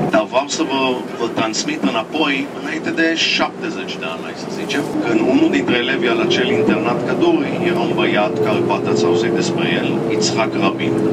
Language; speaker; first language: Romanian; early bilingual, heritage; Romanian